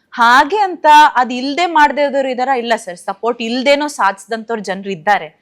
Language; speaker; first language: Kannada; native; Kannada